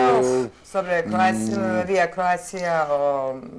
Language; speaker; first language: Spanish; non-native, fluent; Bosnian